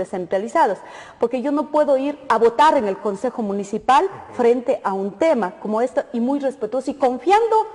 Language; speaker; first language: Spanish; native; Spanish